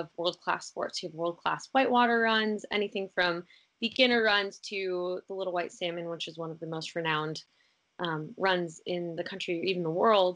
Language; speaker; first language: English; native; English